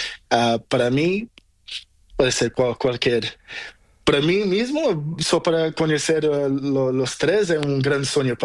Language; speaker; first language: Spanish; non-native, learner; Portuguese